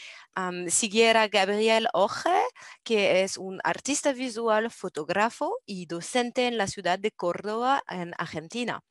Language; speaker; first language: Spanish; non-native, learner; English